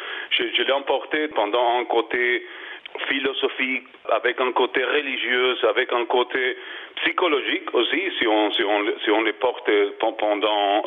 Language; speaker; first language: French; non-native, learner; Spanish